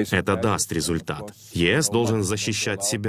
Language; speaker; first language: Russian; non-native, local second language; Lithuanian